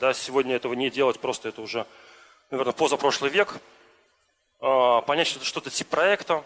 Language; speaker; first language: Russian; native; Russian